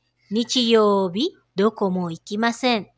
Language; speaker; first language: Japanese; non-native, fluent; Indonesian